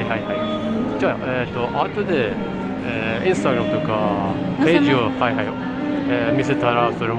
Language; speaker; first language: Japanese; non-native, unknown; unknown